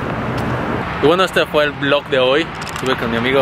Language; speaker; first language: Spanish; native; Spanish